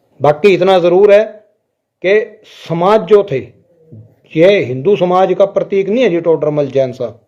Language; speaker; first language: Hindi; non-native, local second language; Punjabi